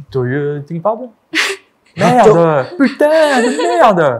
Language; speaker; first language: Vietnamese; early bilingual, heritage; French